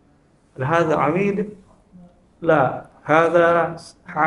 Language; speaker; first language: Arabic; non-native, learner; Indonesian